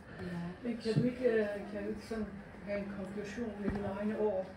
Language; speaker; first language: Danish; non-native, learner; Persian